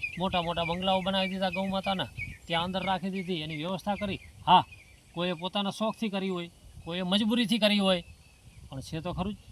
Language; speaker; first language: Gujarati; non-native, local second language; Kachhi